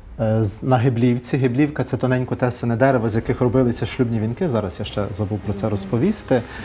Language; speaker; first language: Ukrainian; native; Ukrainian